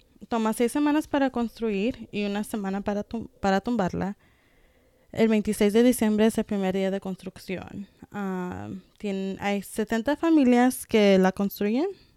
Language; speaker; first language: Spanish; early bilingual, heritage; Spanish